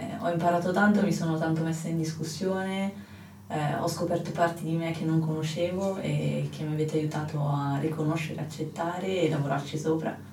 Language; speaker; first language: Italian; native; Italian